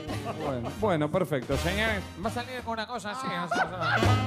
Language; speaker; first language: Spanish; native; Spanish